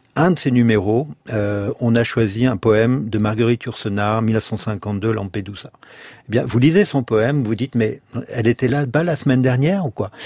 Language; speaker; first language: French; native; French